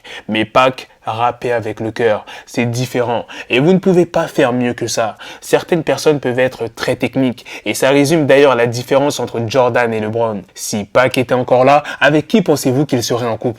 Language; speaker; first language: French; native; French